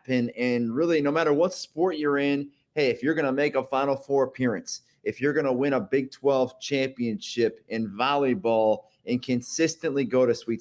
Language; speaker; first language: English; native; English